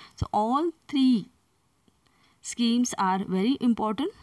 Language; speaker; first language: English; non-native, local second language; Marathi